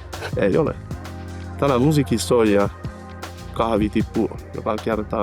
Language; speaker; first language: Finnish; non-native, fluent; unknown